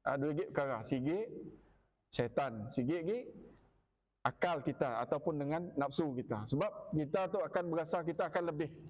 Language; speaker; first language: Malay; non-native, local second language; Iban